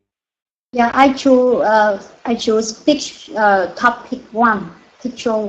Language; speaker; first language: English; non-native, learner; Vietnamese